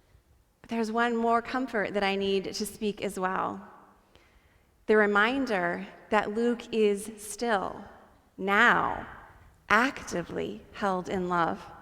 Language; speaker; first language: English; native; English